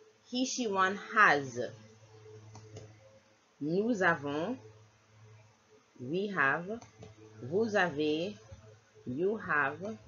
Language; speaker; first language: French; non-native, fluent; English